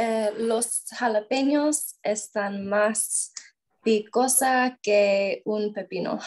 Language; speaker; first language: Spanish; non-native, learner; English